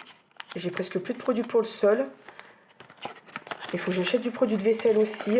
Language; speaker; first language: French; native; French